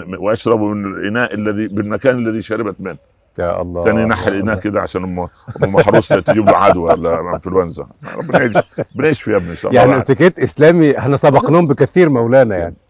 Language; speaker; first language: Arabic; native; Arabic